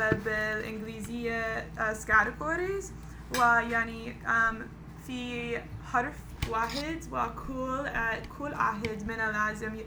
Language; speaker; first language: Arabic; non-native, learner; English